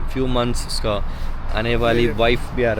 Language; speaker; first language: Hindi; non-native, learner; Malayalam